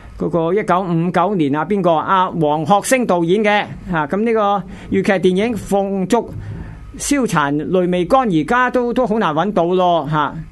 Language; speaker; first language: Chinese; non-native, local second language; Cantonese